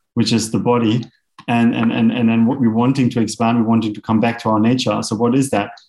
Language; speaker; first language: English; non-native, fluent; German